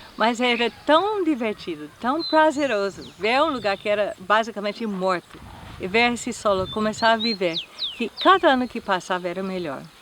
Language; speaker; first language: Portuguese; non-native, fluent; English